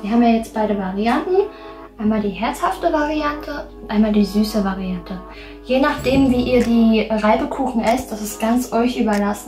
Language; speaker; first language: German; native; German